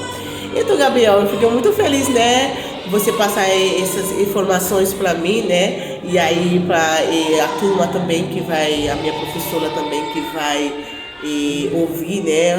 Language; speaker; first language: Portuguese; non-native, learner; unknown